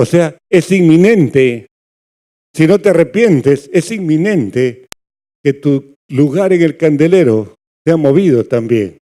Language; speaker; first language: Spanish; native; Spanish